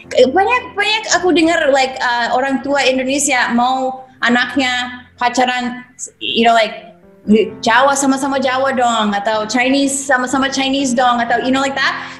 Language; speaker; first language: Indonesian; non-native, fluent; English